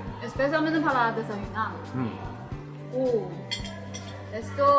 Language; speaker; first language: Spanish; non-native, fluent; Chinese